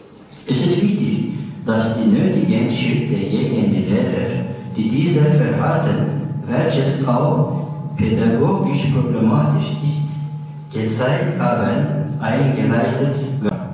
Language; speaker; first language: German; non-native, learner; Turkish